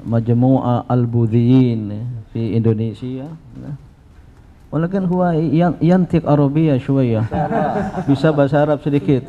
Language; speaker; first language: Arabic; non-native, fluent; Indonesian